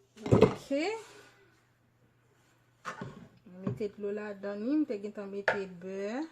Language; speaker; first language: French; non-native, local second language; Haitian Creole